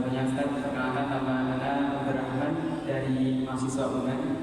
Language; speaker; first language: Indonesian; native; Indonesian